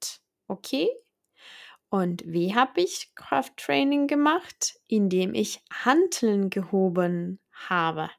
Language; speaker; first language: German; non-native, fluent; Czech